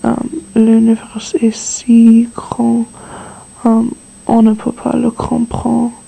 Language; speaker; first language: French; non-native, learner; English